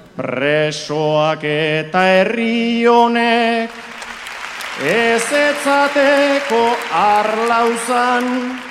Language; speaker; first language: Basque; native; Basque